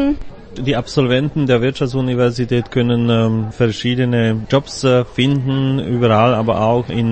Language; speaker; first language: German; non-native, fluent; Slovak